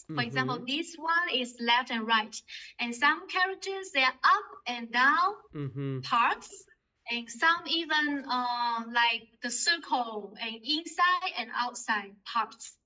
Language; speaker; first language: English; non-native, fluent; Chinese